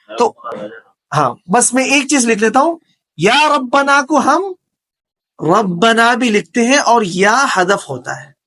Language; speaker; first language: Urdu; native; Urdu